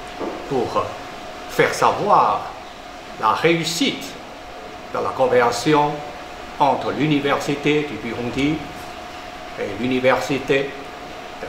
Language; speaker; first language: French; non-native, fluent; Chinese